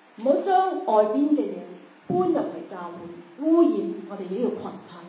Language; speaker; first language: Chinese; non-native, local second language; Cantonese